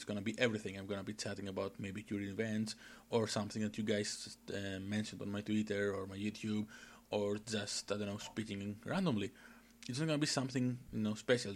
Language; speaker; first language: English; non-native, fluent; Greek